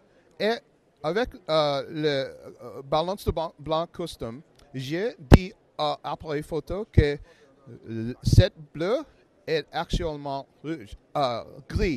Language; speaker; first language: French; non-native, learner; English